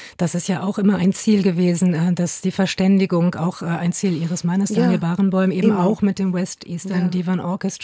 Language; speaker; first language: German; native; German